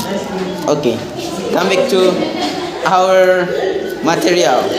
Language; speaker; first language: English; non-native, learner; Indonesian